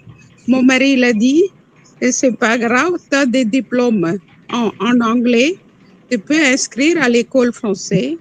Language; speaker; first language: French; non-native, local second language; Tamil